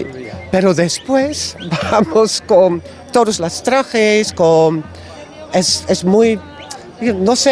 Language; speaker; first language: Spanish; non-native, learner; Dutch